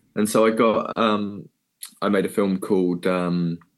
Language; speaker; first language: English; native; English